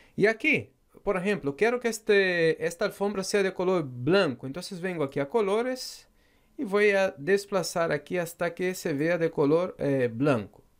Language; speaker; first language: Spanish; non-native, fluent; Portuguese